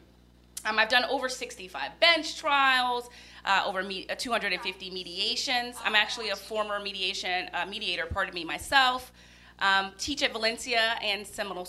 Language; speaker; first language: English; native; English